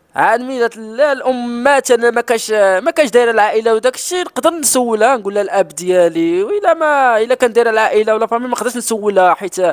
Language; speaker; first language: Arabic; non-native, local second language; Spanish